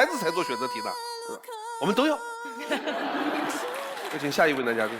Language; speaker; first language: Chinese; native; Chinese